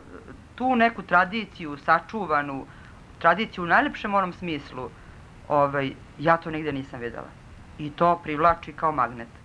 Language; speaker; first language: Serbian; early bilingual, other home language; Russian